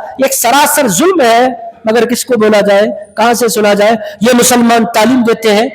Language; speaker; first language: Urdu; native; Urdu